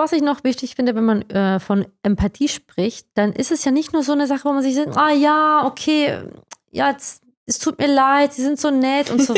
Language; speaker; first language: German; native; German